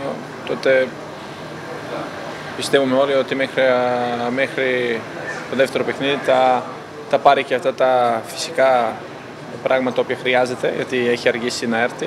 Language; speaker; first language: Greek; non-native, fluent; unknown